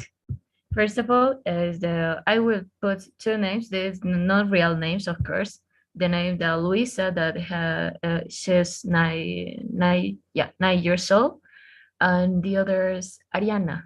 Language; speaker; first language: English; non-native, learner; Spanish